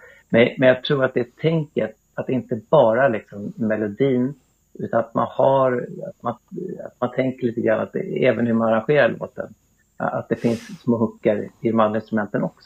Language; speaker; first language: Swedish; native; Swedish